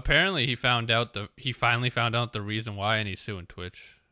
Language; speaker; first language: English; native; English